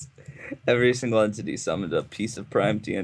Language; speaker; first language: English; native; English